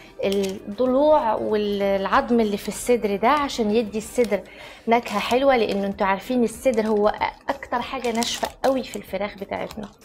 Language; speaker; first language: Arabic; native; Arabic